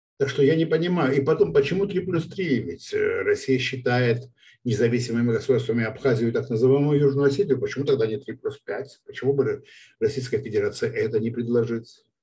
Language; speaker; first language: Russian; non-native, local second language; Georgian